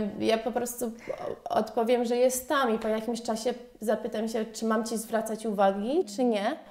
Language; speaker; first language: Polish; early bilingual, heritage; Polish